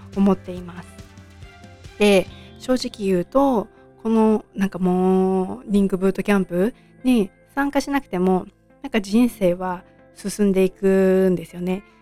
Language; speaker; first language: Japanese; native; Japanese